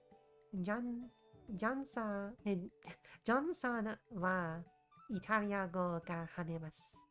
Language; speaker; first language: Japanese; non-native, learner; French